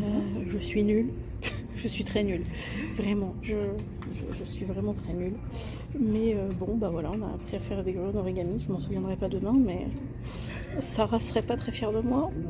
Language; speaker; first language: French; native; French